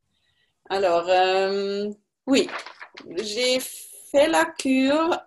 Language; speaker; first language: French; non-native, learner; German